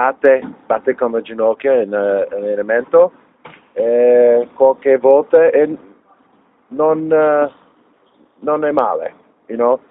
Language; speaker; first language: Italian; non-native, learner; English